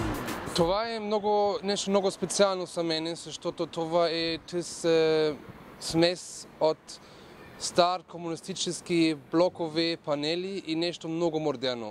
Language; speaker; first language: Bulgarian; non-native, learner; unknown